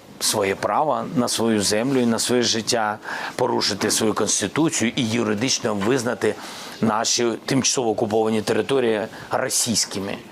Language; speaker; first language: Ukrainian; non-native, local second language; Russian